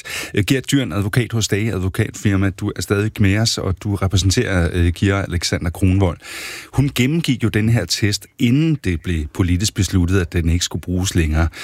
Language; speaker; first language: Danish; native; Danish